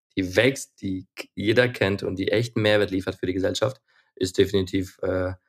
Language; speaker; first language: German; non-native, fluent; Ukrainian